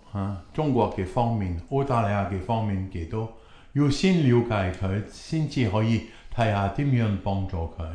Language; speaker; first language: Chinese; non-native, fluent; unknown